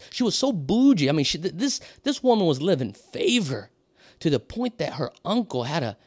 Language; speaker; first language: English; non-native, fluent; Portuguese